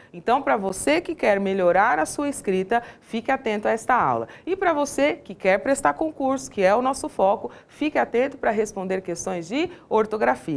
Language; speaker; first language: Portuguese; native; Portuguese